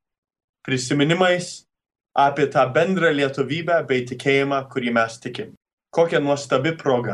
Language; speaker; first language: Lithuanian; early bilingual, heritage; Lithuanian